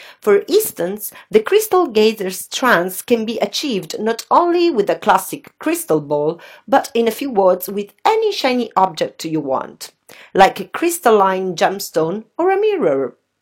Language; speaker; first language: English; non-native, fluent; Italian